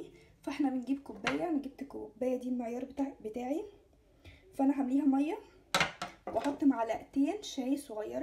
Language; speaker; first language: Arabic; native; Arabic